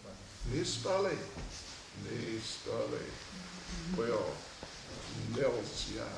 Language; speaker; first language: Russian; non-native, learner; English